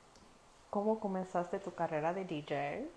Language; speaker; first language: Spanish; early bilingual, heritage; Spanish